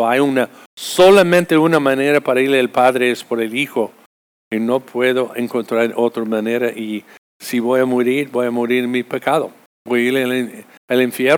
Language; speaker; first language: Spanish; non-native, fluent; English